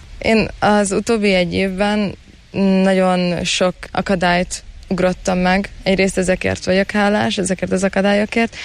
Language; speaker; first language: Hungarian; early bilingual, heritage; Hungarian